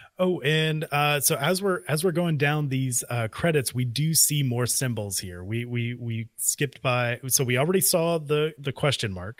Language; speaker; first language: English; native; English